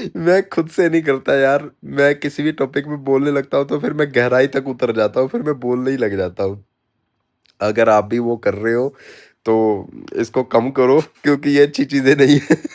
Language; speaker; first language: Hindi; native; Hindi